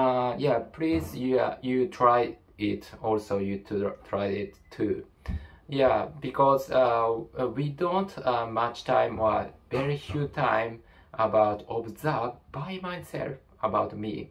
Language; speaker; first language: English; non-native, learner; Japanese